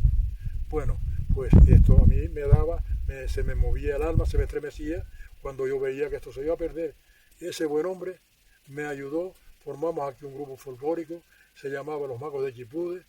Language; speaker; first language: Spanish; native; Spanish